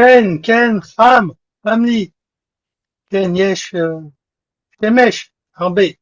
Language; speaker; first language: Hebrew; non-native, learner; French